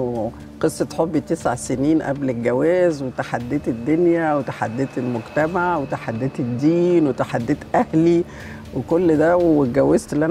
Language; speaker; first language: Arabic; native; Arabic